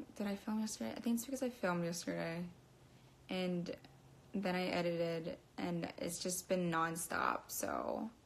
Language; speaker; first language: English; native; English